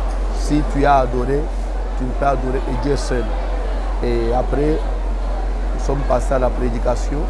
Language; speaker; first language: French; non-native, local second language; Lingala